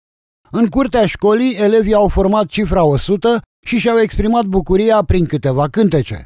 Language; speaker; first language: Romanian; native; Romanian